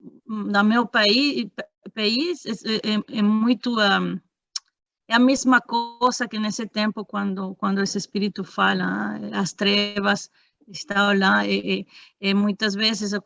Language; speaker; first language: Portuguese; non-native, fluent; Spanish